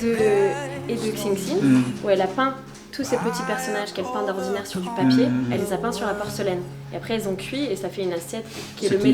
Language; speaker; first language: French; native; French